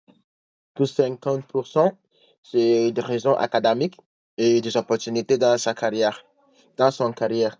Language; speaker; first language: French; non-native, learner; English